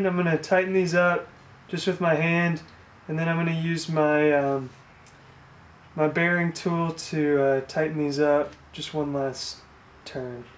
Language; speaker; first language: English; native; English